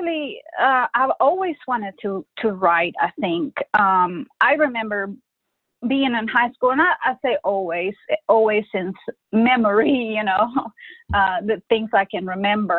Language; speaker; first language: English; non-native, fluent; Spanish